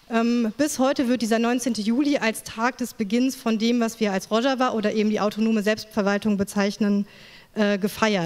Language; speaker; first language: German; native; German